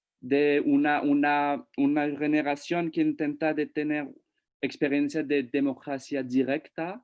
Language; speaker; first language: Spanish; non-native, fluent; French